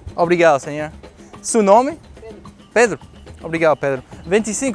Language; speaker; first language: Portuguese; non-native, learner; English